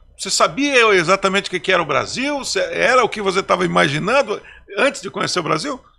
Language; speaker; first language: Portuguese; native; Portuguese